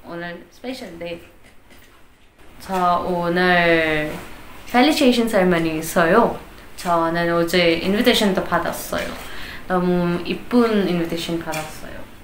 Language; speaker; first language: Korean; non-native, learner; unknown